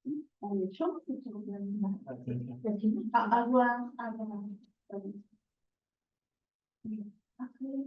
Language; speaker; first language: French; non-native, learner; English